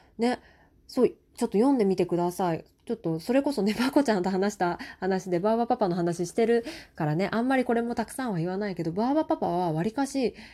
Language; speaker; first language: Japanese; native; Japanese